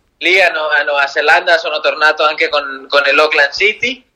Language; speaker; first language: Italian; non-native, learner; Spanish